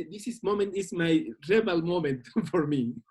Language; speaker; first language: English; non-native, learner; Spanish